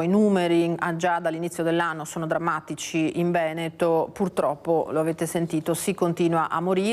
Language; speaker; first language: Italian; native; Italian